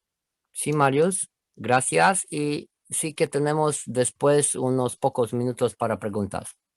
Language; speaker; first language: Spanish; non-native, learner; Romanian